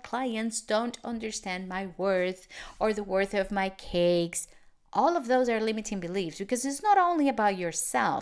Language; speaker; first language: English; non-native, fluent; Spanish